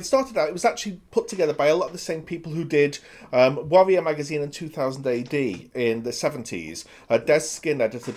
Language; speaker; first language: English; native; English